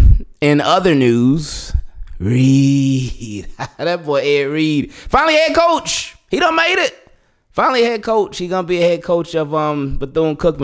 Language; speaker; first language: English; native; English